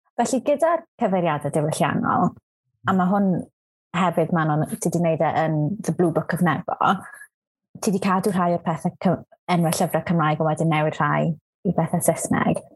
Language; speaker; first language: Welsh; native; Welsh